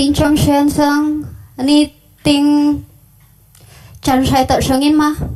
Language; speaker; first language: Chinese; non-native, learner; Indonesian